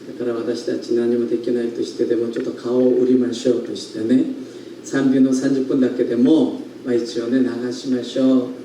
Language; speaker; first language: Japanese; non-native, fluent; Korean